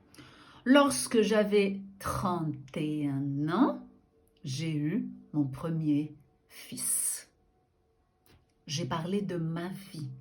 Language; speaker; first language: French; non-native, fluent; Portuguese